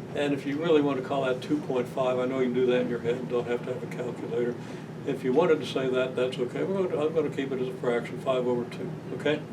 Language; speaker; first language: English; native; English